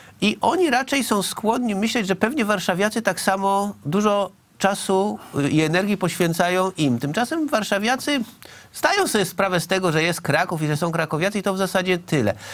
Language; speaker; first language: Polish; native; Polish